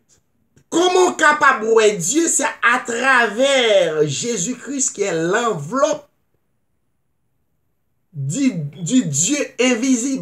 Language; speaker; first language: French; non-native, local second language; Haitian Creole